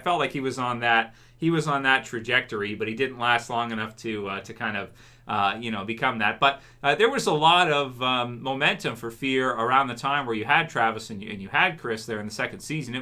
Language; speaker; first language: English; native; English